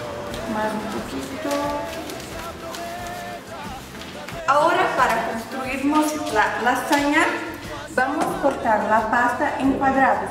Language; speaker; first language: Spanish; non-native, learner; Portuguese